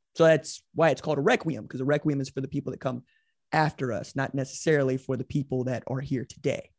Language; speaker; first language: English; native; English